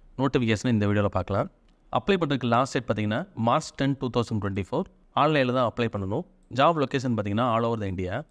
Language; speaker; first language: Tamil; native; Tamil